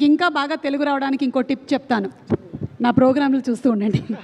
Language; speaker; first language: Telugu; native; Telugu